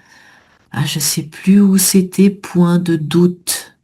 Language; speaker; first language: French; native; French